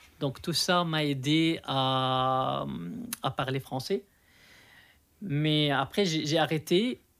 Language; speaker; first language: French; non-native, fluent; Arabic